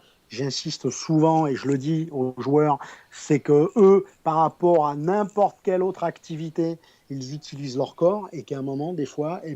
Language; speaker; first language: French; native; French